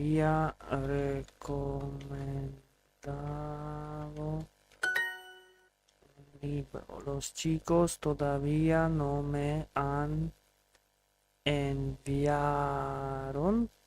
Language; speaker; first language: Spanish; non-native, learner; English